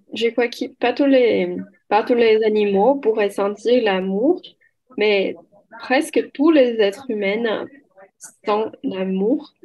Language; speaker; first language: French; non-native, learner; Portuguese